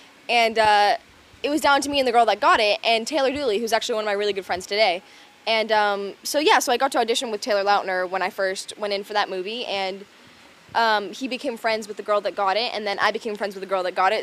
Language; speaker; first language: English; native; English